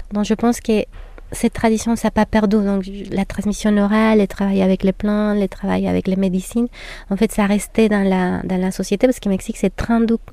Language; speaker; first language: French; non-native, fluent; Spanish